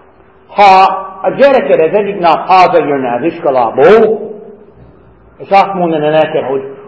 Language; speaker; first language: Hungarian; non-native, fluent; English